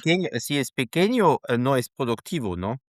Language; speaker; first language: Spanish; non-native, learner; German